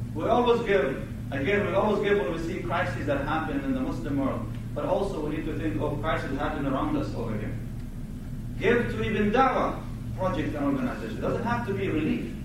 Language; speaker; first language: English; non-native, fluent; Arabic